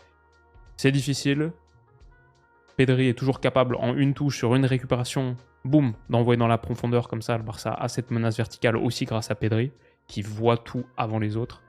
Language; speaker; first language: French; native; French